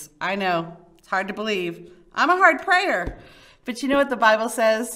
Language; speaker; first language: English; native; English